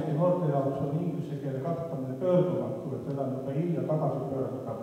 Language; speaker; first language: Estonian; non-native, local second language; Russian